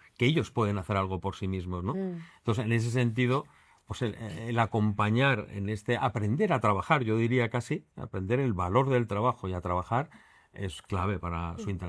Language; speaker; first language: Spanish; native; Spanish